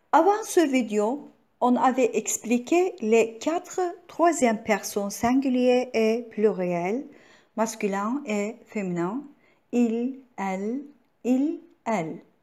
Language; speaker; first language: French; non-native, fluent; Turkish